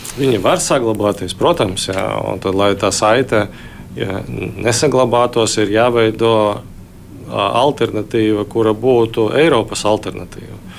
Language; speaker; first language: Latvian; non-native, local second language; Russian